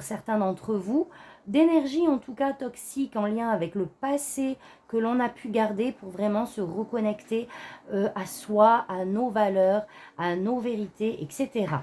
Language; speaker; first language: French; native; French